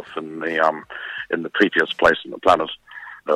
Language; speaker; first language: English; native; English